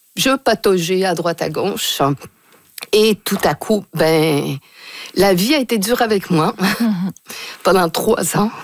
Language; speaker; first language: French; native; French